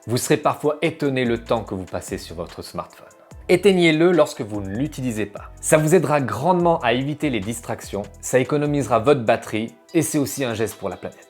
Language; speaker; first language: French; native; French